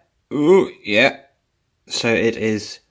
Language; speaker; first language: English; native; English